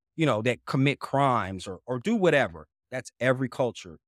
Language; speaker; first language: English; native; English